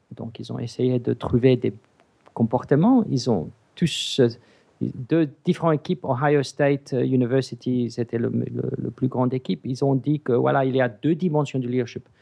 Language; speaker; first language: French; non-native, fluent; English